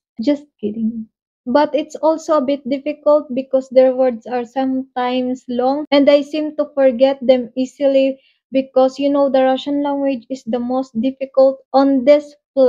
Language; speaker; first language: English; non-native, local second language; Waray